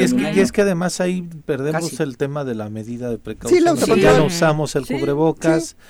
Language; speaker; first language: Spanish; native; Spanish